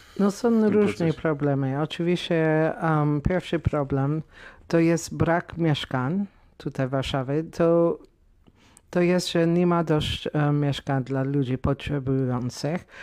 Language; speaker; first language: Polish; non-native, fluent; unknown